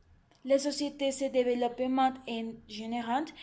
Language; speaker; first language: French; non-native, learner; Spanish